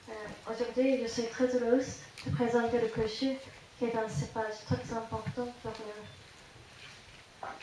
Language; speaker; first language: French; non-native, fluent; Japanese